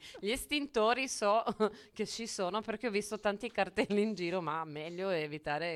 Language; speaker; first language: Italian; native; Italian